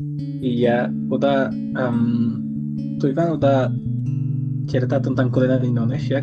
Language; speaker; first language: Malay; non-native, fluent; Turkish